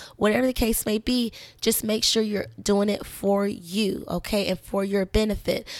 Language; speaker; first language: English; native; English